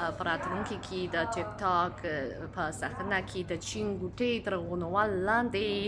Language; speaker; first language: Pashto; non-native, fluent; Chinese